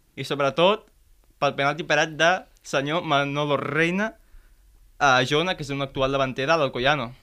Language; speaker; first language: Catalan; native; Catalan